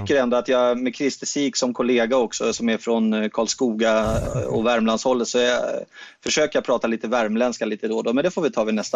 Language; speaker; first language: Swedish; native; Swedish